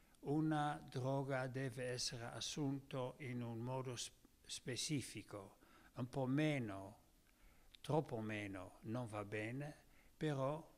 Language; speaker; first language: Italian; non-native, learner; Dutch